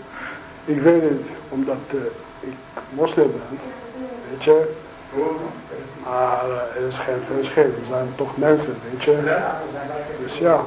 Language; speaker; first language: Dutch; non-native, learner; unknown